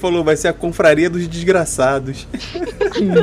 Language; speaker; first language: Portuguese; native; Portuguese